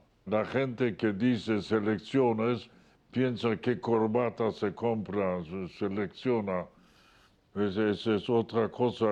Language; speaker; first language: Spanish; non-native, fluent; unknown